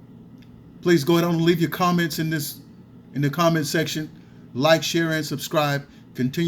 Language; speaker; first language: English; native; English